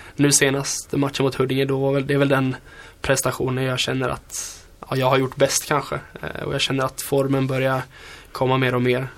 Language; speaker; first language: Swedish; native; Swedish